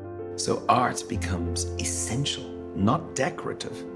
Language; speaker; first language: English; native; English